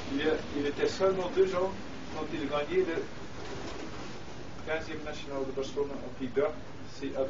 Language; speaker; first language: French; non-native, learner; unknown